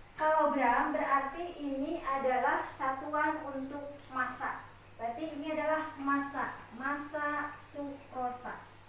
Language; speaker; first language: Indonesian; native; Indonesian